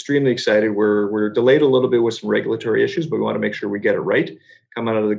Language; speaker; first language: English; native; English